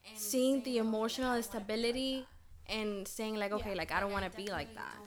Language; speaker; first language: English; early bilingual, other home language; Spanish